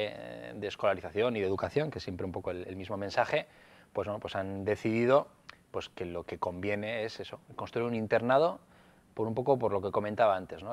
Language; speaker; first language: Spanish; native; Spanish